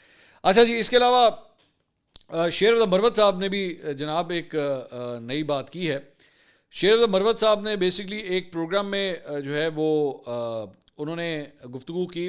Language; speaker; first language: Urdu; native; Urdu